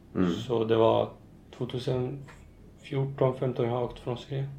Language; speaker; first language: Swedish; non-native, fluent; Arabic